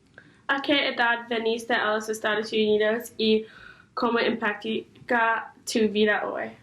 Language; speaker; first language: Spanish; non-native, learner; English